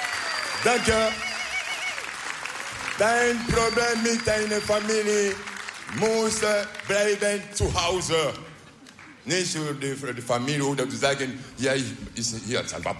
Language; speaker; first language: Dutch; non-native, learner; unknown